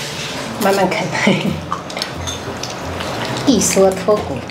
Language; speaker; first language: Chinese; native; Chinese